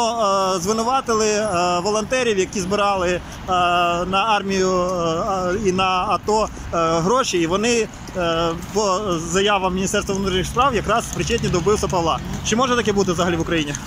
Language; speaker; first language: Ukrainian; native; Ukrainian